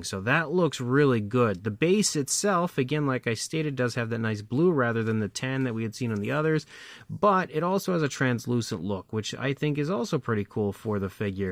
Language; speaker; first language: English; native; English